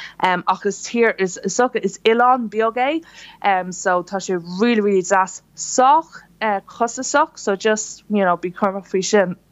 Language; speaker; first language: Irish; non-native, local second language; English